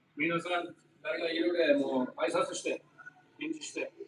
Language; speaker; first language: Japanese; non-native, fluent; English